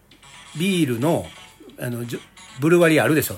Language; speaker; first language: Japanese; native; Japanese